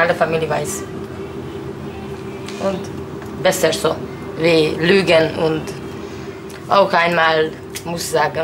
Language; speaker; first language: German; non-native, learner; Romanian